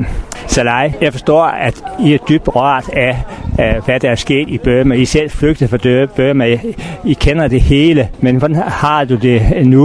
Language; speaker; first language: Danish; native; Danish